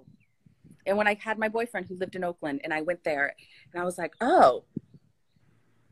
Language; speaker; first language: English; native; English